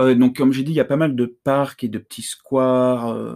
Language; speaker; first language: French; native; French